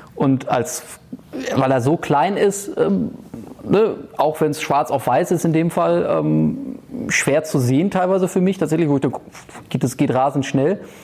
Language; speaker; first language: German; native; German